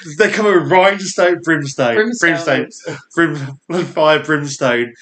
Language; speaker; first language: English; native; English